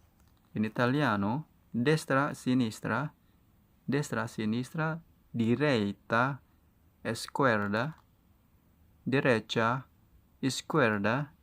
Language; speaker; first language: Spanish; non-native, learner; Indonesian